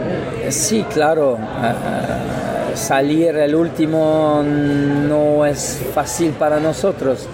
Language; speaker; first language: Spanish; non-native, learner; French